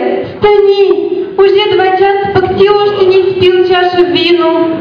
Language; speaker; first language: Bulgarian; early bilingual, heritage; Bulgarian